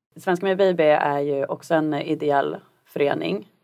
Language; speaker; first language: Swedish; native; Swedish